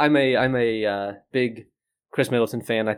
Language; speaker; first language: English; native; English